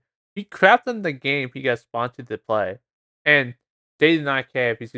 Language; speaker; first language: English; native; English